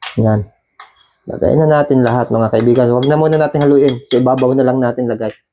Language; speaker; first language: Filipino; native; Filipino